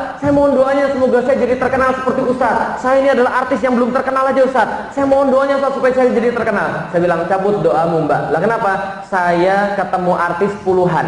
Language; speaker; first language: Indonesian; native; Indonesian